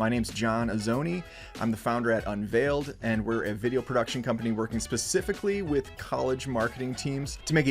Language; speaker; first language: English; native; English